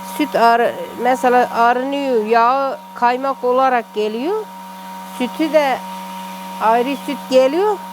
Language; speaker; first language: Turkish; native; Turkish